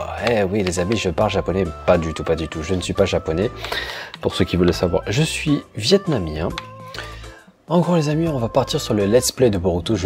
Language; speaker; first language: French; early bilingual, other home language; Vietnamese